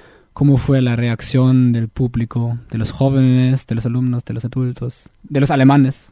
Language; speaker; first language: Spanish; non-native, fluent; German